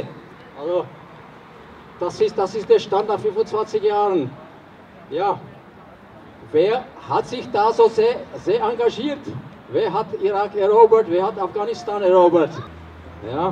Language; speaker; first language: German; non-native, fluent; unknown